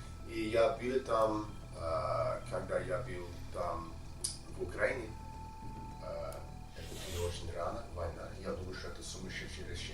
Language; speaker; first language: Russian; non-native, learner; English